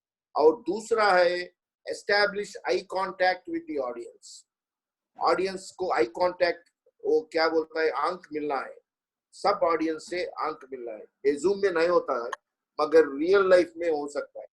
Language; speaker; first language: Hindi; non-native, local second language; Telugu